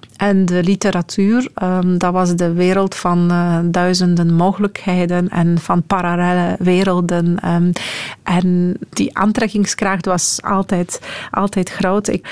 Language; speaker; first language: Dutch; non-native, fluent; Polish